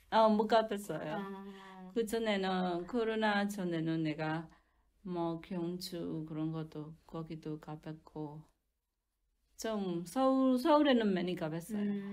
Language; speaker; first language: Korean; non-native, learner; Burmese